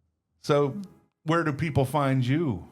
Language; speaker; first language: English; native; English